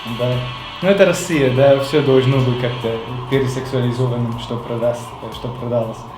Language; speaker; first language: Russian; non-native, fluent; German